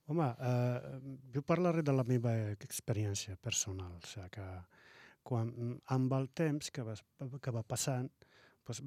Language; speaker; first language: Catalan; non-native, fluent; Arabic